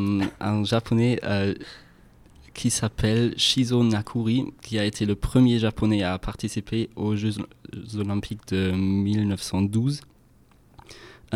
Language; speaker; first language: French; non-native, fluent; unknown